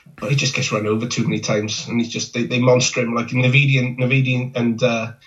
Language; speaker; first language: English; native; English